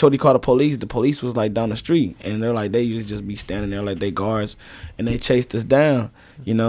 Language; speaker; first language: English; early bilingual, other home language; Rundi